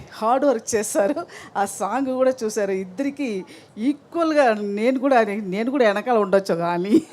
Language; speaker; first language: Telugu; non-native, learner; Tamil